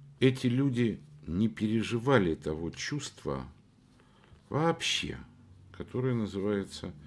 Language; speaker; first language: Russian; native; Russian